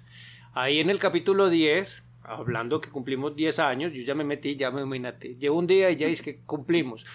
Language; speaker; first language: Spanish; native; Spanish